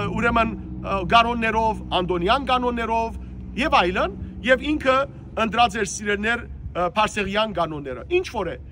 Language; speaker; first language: Armenian; native; Armenian